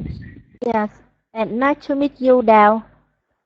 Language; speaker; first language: English; non-native, learner; Vietnamese